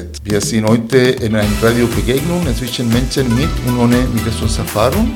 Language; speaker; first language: German; non-native, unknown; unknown